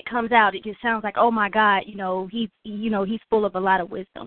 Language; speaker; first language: English; native; English